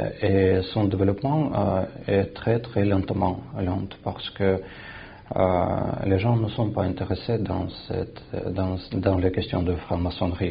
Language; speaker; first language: French; non-native, fluent; Russian